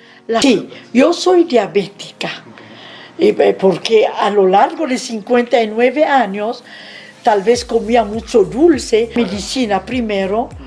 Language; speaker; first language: Spanish; non-native, fluent; Arabic